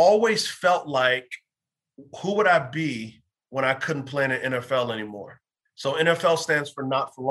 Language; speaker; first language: English; native; English